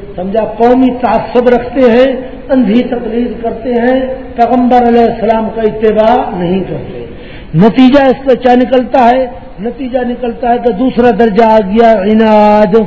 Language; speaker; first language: Urdu; non-native, local second language; Pashto